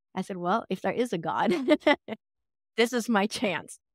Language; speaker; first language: English; non-native, fluent; Swedish